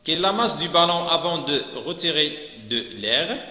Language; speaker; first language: French; non-native, local second language; Arabic